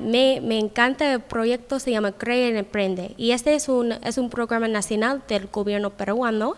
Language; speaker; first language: Spanish; non-native, learner; English